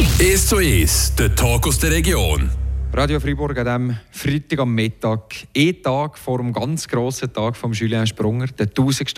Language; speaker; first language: German; native; German